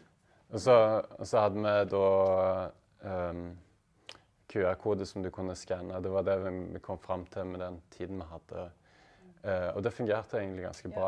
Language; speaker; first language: Norwegian; native; Norwegian